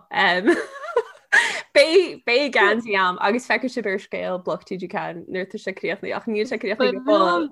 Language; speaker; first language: Irish; non-native, local second language; English